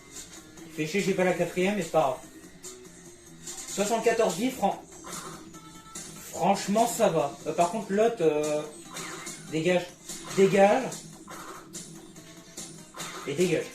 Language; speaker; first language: French; native; French